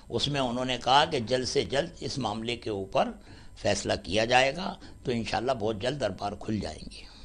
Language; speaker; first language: Hindi; native; Hindi